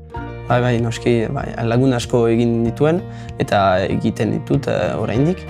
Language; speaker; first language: Basque; non-native, local second language; French